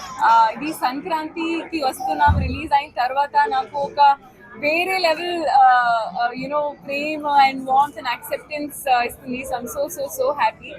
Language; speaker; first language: Telugu; non-native, learner; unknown